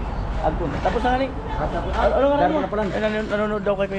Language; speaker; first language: Filipino; native; Filipino